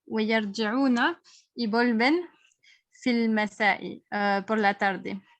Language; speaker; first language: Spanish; non-native, fluent; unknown